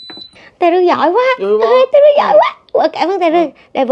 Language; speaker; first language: Vietnamese; native; Vietnamese